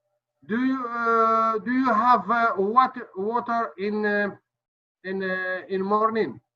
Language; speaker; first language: English; non-native, learner; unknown